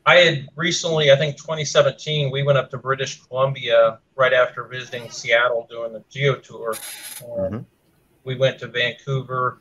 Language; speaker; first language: English; native; English